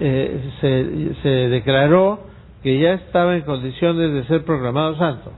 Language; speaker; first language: Spanish; native; Spanish